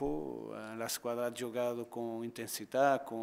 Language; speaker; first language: Italian; non-native, fluent; Portuguese